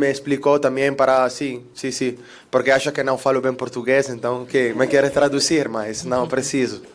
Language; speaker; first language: Portuguese; non-native, learner; Italian